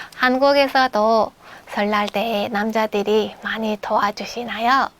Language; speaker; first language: Korean; non-native, fluent; Mongolian